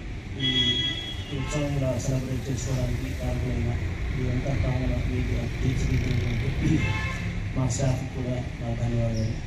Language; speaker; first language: Telugu; native; Telugu